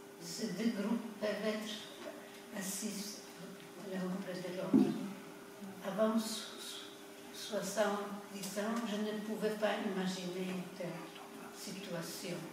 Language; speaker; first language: French; non-native, fluent; Polish